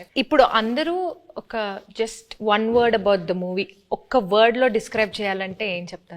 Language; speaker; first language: Telugu; native; Telugu